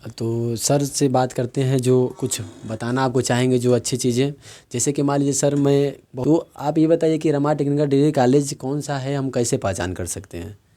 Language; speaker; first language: Hindi; native; Hindi